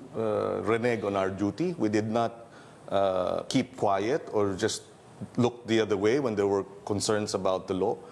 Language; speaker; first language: English; non-native, local second language; Filipino